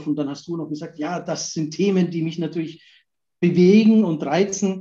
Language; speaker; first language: German; native; German